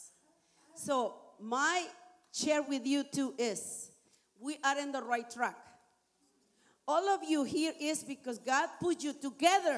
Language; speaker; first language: English; non-native, learner; Spanish